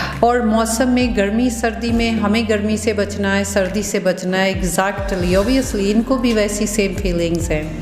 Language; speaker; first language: Urdu; early bilingual, heritage; Urdu